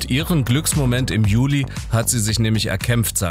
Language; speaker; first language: German; native; German